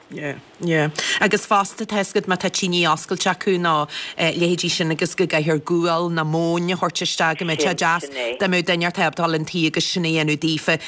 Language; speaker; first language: Irish; native; Irish